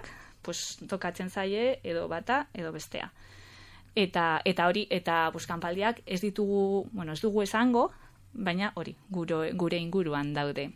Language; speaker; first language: Basque; non-native, local second language; Spanish